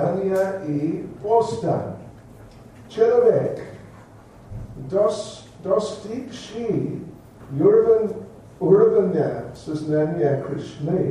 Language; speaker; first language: Russian; non-native, learner; English